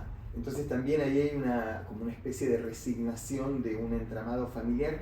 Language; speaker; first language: Spanish; native; Spanish